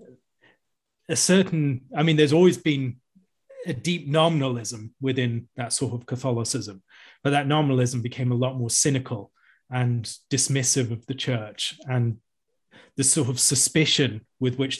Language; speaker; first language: English; native; English